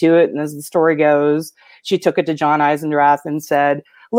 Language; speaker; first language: English; native; English